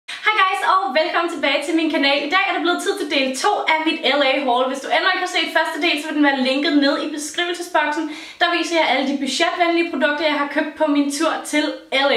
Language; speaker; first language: Danish; native; Danish